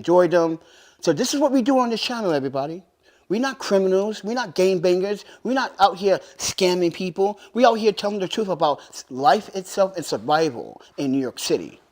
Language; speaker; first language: English; native; English